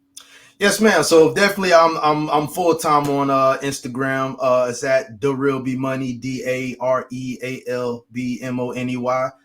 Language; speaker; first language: English; native; English